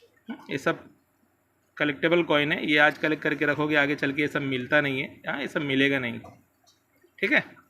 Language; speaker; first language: Hindi; native; Hindi